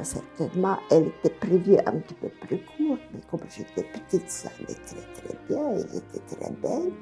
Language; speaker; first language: French; non-native, fluent; Bulgarian